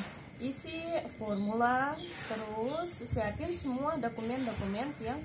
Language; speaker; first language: Indonesian; non-native, learner; Russian